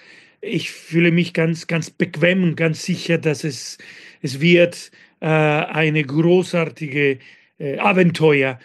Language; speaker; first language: German; non-native, fluent; Spanish